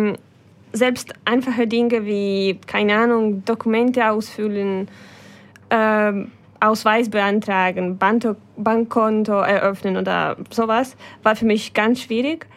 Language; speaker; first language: German; non-native, fluent; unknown